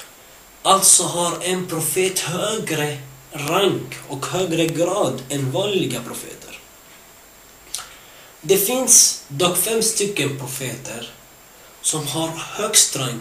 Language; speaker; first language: Swedish; early bilingual, other home language; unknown